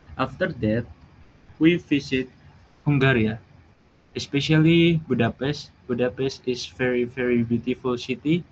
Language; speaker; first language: English; non-native, learner; Indonesian